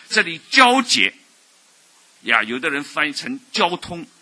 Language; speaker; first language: Chinese; native; Chinese